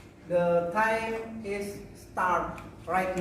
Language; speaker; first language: English; non-native, learner; Indonesian